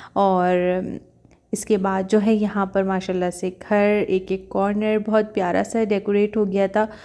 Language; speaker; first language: Urdu; native; Urdu